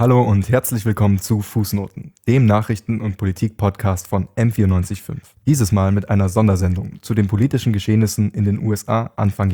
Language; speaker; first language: German; native; German